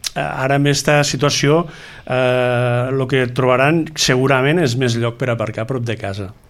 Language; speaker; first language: Catalan; native; Catalan